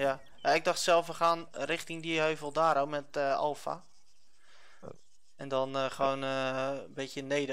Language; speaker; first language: Dutch; native; Dutch